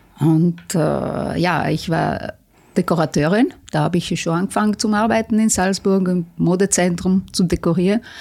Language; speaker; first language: German; non-native, fluent; Italian